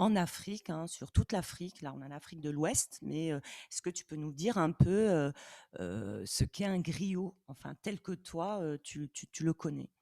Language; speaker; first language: French; native; French